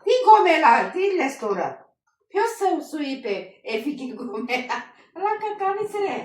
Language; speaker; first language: Greek; non-native, learner; Armenian